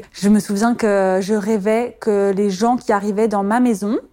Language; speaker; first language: French; native; French